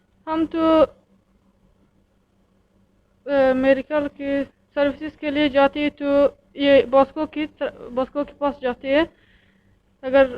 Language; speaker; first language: Hindi; non-native, learner; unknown